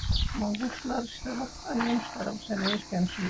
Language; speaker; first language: Turkish; native; Turkish